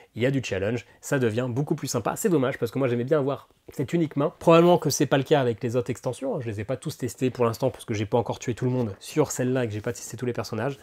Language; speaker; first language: French; native; French